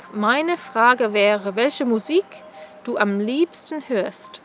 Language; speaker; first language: German; non-native, fluent; English